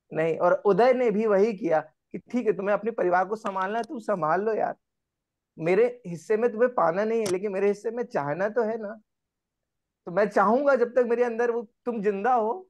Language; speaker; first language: Hindi; native; Hindi